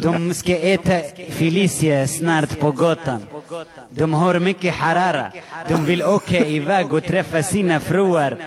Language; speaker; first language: Swedish; non-native, fluent; Arabic